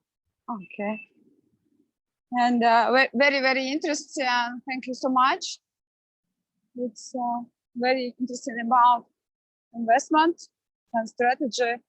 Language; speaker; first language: English; non-native, learner; Russian